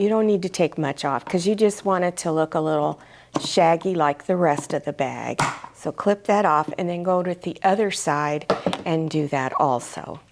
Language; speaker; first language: English; native; English